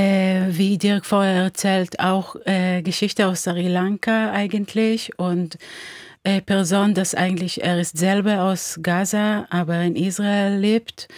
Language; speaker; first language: German; non-native, fluent; Hebrew